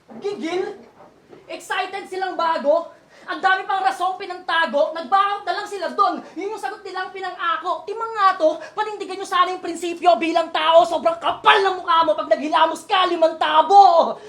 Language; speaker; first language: Filipino; native; Filipino